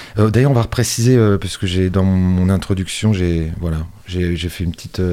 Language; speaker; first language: French; native; French